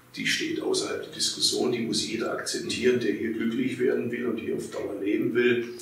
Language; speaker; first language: German; early bilingual, other home language; Turkish